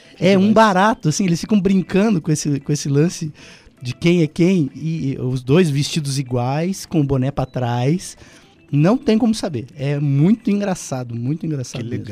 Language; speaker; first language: Portuguese; native; Portuguese